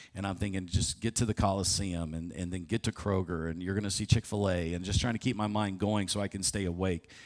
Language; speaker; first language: English; native; English